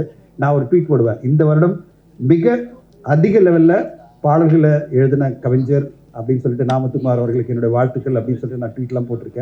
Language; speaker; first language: Tamil; native; Tamil